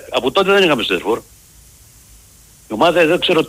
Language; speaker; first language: Greek; native; Greek